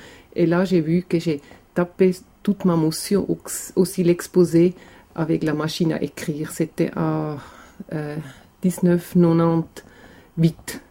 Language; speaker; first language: French; non-native, local second language; German